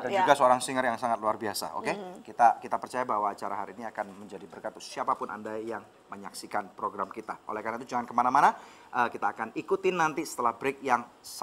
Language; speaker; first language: Indonesian; native; Indonesian